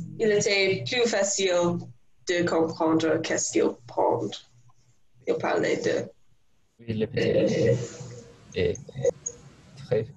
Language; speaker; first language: French; non-native, learner; English